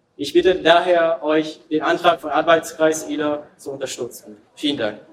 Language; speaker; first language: German; non-native, fluent; Arabic